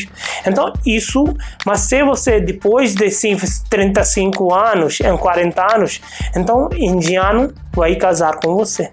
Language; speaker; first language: Portuguese; non-native, fluent; Hindi